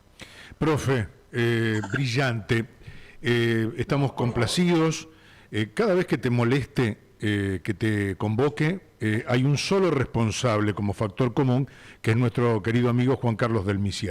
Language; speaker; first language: Spanish; native; Spanish